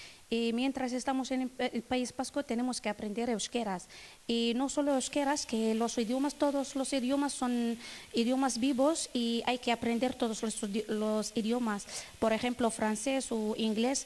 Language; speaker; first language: Spanish; non-native, fluent; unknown